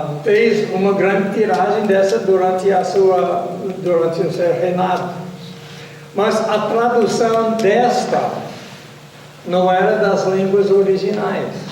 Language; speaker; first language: Portuguese; non-native, fluent; English